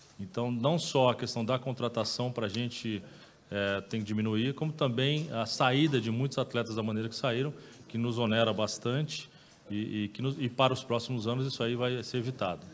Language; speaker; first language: Portuguese; native; Portuguese